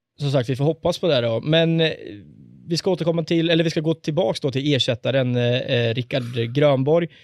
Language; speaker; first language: Swedish; native; Swedish